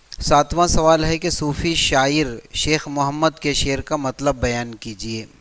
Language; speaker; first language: Urdu; native; Urdu